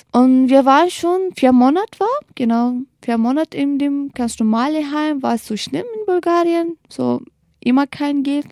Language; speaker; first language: German; non-native, learner; Kurdish